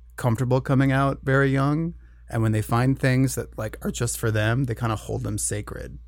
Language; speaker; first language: English; native; English